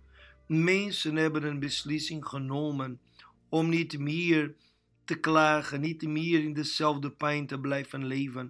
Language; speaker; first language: Dutch; non-native, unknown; Portuguese